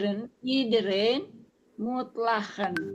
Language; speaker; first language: Dutch; non-native, learner; Indonesian